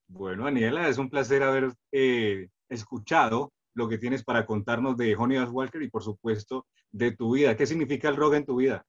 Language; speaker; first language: Spanish; native; Spanish